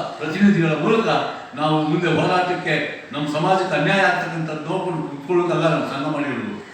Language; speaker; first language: Kannada; non-native, local second language; Lambadi